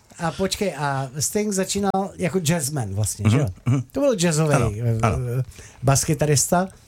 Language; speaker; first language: Czech; native; Czech